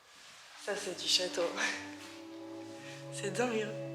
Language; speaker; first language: French; native; French